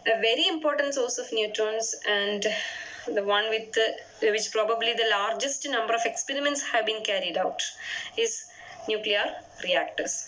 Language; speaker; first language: English; non-native, local second language; Malayalam